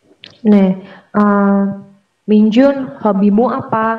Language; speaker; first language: Korean; non-native, learner; Indonesian